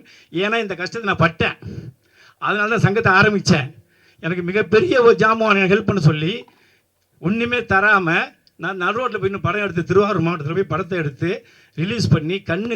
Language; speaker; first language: Tamil; native; Tamil